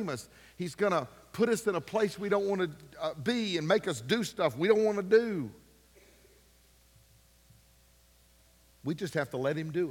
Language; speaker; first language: English; native; English